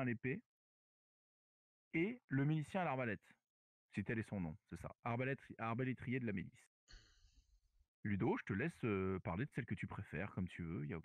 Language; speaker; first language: French; native; French